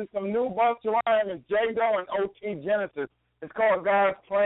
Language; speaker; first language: English; native; English